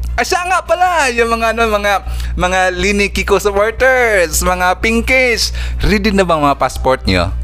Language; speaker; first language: Filipino; non-native, local second language; Cebuano